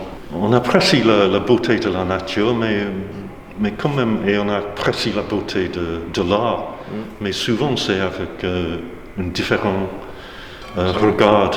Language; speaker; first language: French; non-native, fluent; English